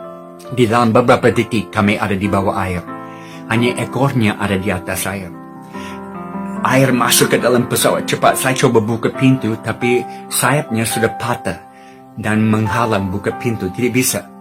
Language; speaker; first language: Indonesian; non-native, fluent; English